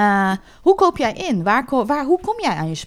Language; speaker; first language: Dutch; native; Dutch